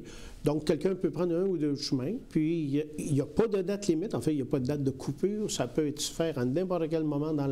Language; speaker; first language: French; native; French